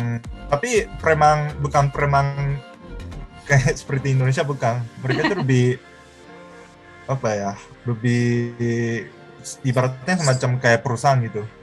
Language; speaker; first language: Indonesian; non-native, fluent; Japanese